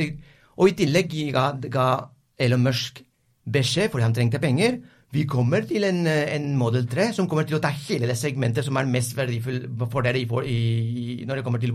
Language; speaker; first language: Norwegian; non-native, fluent; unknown